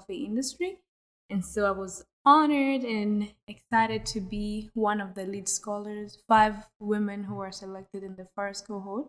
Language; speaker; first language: English; non-native, local second language; Kinyarwanda